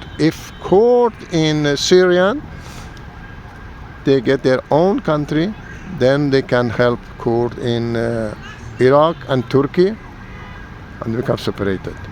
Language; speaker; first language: English; non-native, learner; Persian